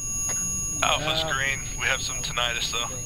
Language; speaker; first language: English; native; English